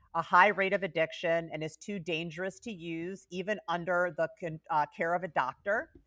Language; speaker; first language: English; native; English